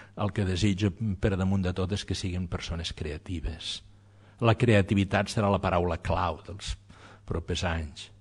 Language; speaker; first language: Catalan; native; Catalan